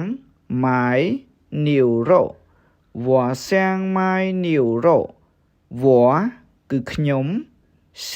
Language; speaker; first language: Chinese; non-native, fluent; Khmer